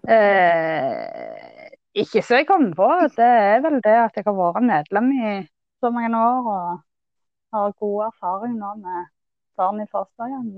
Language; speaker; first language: Norwegian; native; Norwegian